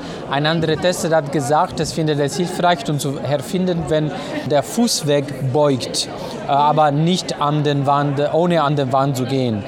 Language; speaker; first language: German; non-native, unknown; Italian